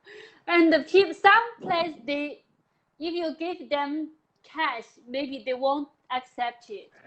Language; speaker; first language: English; non-native, learner; Chinese